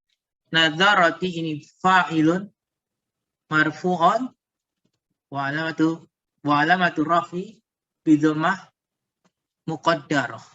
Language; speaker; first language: Arabic; non-native, fluent; Indonesian